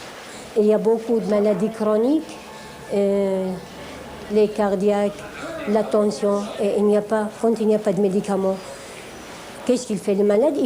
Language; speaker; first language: French; non-native, fluent; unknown